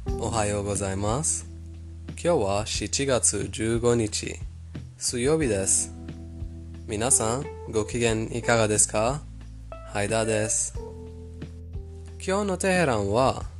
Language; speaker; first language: Japanese; non-native, fluent; Persian